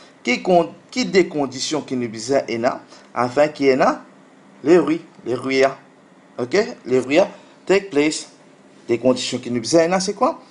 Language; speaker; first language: French; non-native, local second language; Morisyen